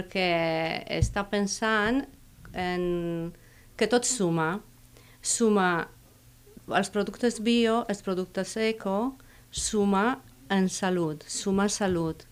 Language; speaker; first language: Catalan; non-native, fluent; Romanian